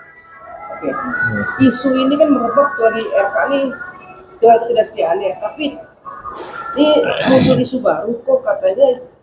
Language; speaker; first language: Indonesian; native; Indonesian